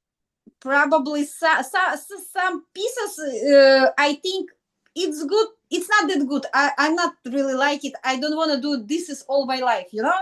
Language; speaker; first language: English; non-native, learner; Russian